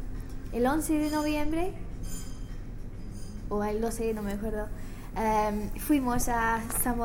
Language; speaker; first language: Spanish; non-native, learner; English